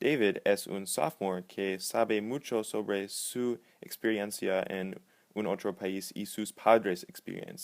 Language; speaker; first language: Spanish; non-native, learner; English